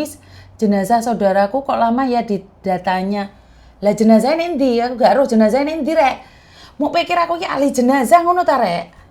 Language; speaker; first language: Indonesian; non-native, local second language; Javanese